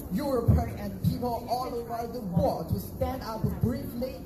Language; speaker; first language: English; non-native, fluent; Chinese